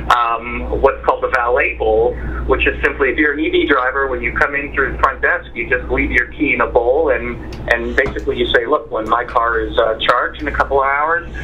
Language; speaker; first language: English; native; English